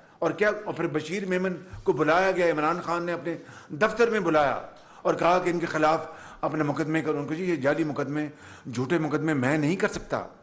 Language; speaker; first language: Urdu; non-native, local second language; Punjabi